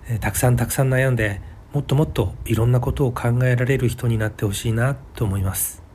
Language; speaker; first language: Japanese; native; Japanese